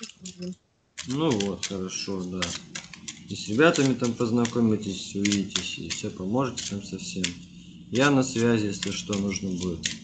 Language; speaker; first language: Russian; native; Russian